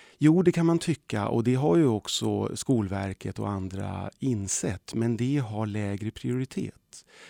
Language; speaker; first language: Swedish; early bilingual, other home language; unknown